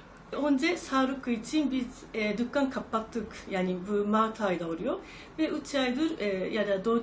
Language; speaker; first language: Turkish; non-native, fluent; Japanese